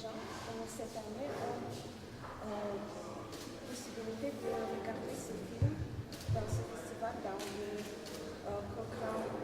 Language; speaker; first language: French; non-native, learner; Russian